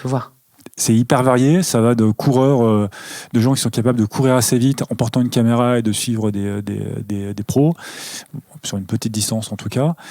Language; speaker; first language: French; native; French